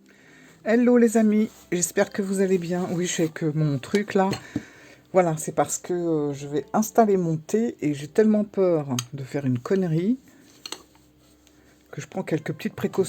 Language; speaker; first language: French; native; French